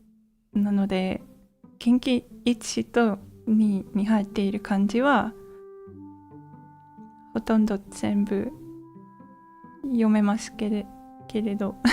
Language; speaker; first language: Japanese; non-native, learner; English